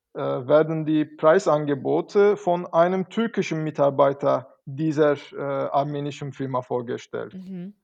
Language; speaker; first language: German; non-native, fluent; Turkish